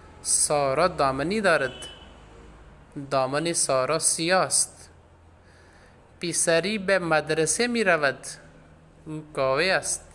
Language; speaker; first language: Persian; non-native, fluent; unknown